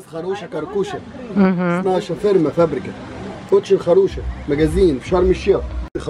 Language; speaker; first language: Russian; non-native, learner; Arabic